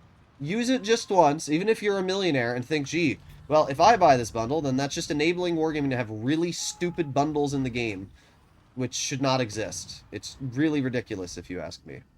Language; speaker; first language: English; native; English